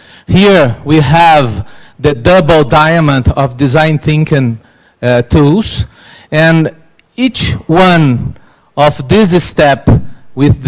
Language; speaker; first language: English; non-native, learner; Portuguese